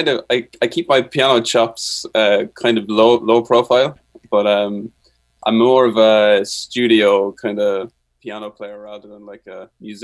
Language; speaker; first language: English; native; English